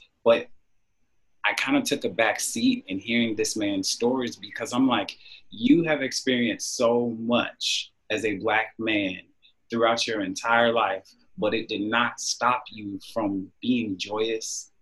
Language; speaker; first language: English; native; English